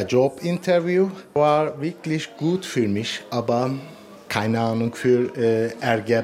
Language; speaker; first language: German; non-native, learner; Turkish